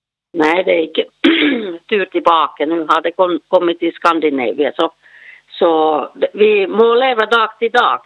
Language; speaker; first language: Swedish; non-native, learner; Finnish